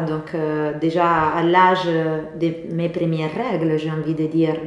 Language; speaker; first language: French; non-native, fluent; Italian